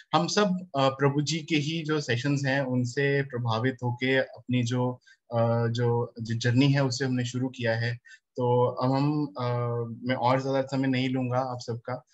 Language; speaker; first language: Hindi; native; Hindi